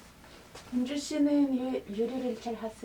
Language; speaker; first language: Korean; non-native, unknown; Russian